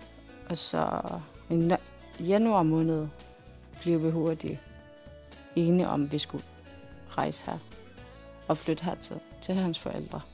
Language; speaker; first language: Danish; non-native, local second language; Kalaallisut